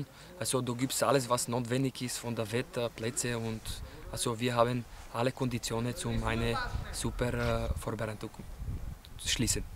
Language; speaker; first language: German; non-native, fluent; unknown